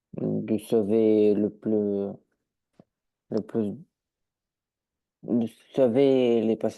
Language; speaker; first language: French; non-native, learner; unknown